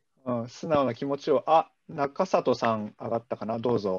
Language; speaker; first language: Japanese; native; Japanese